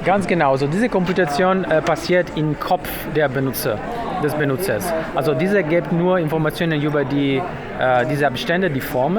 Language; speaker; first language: German; non-native, fluent; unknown